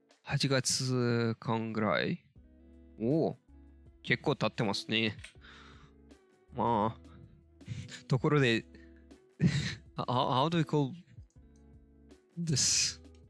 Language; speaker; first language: Japanese; non-native, learner; Turkish